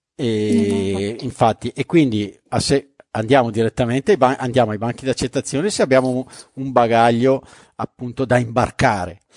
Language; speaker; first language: Italian; native; Italian